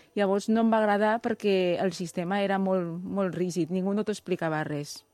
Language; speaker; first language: Catalan; non-native, fluent; Chinese